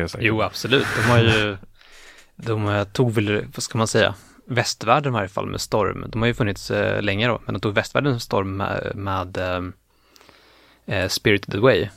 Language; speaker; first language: Swedish; native; Swedish